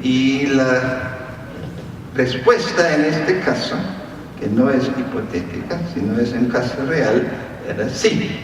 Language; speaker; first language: Spanish; non-native, fluent; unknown